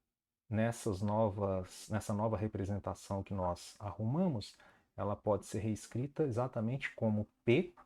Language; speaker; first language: Portuguese; native; Portuguese